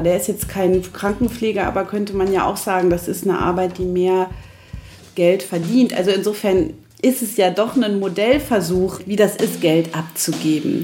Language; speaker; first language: German; native; German